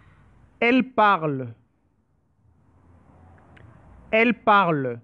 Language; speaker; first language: French; non-native, fluent; English